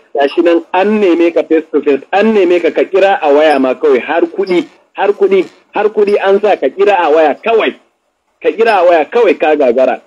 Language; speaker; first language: Hausa; non-native, local second language; Fula